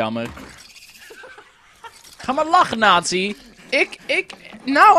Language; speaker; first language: Dutch; native; Dutch